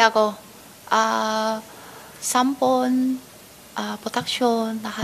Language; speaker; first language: Filipino; non-native, learner; Chinese